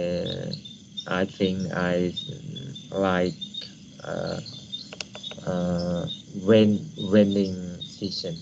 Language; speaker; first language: English; non-native, learner; Vietnamese